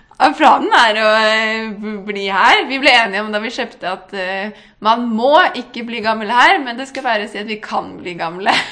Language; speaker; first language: Norwegian; native; Norwegian